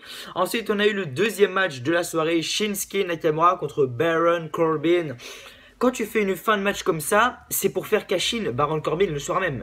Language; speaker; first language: French; native; French